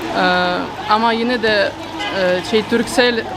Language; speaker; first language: Turkish; non-native, learner; Ukrainian